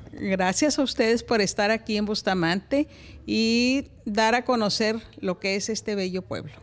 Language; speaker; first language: Spanish; native; Spanish